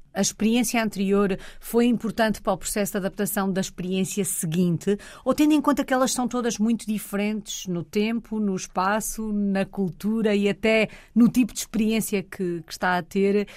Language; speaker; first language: Portuguese; native; Portuguese